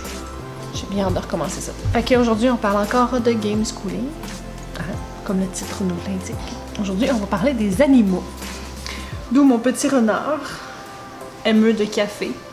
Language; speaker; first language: French; native; French